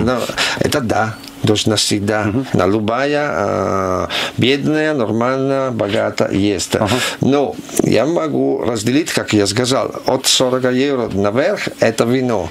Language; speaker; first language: Russian; non-native, learner; Italian